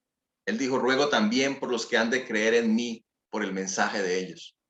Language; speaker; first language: Spanish; native; Spanish